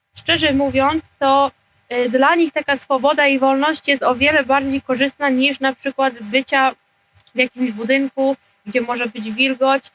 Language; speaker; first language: Polish; early bilingual, heritage; Polish